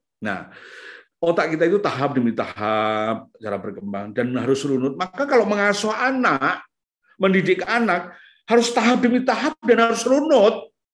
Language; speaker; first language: Indonesian; native; Indonesian